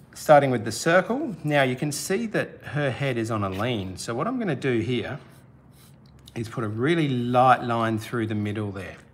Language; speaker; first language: English; native; English